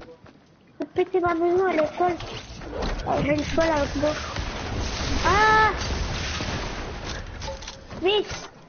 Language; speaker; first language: French; native; French